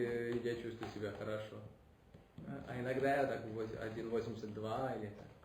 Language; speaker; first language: Russian; early bilingual, heritage; Russian